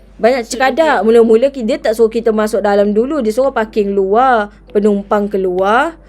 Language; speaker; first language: Malay; native; Malay